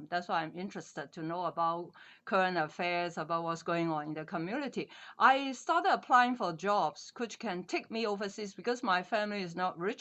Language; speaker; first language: English; non-native, local second language; Cantonese